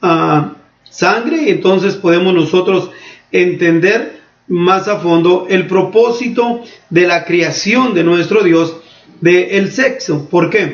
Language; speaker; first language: Spanish; native; Spanish